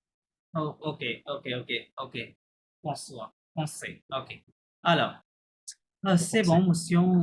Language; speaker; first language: French; non-native, fluent; Bangla